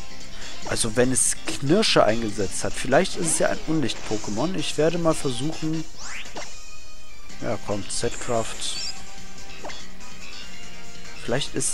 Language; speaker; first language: German; native; German